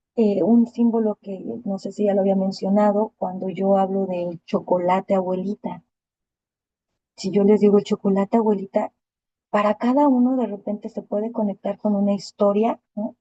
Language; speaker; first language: Spanish; native; Spanish